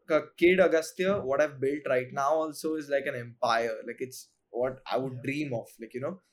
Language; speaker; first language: English; non-native, local second language; Hindi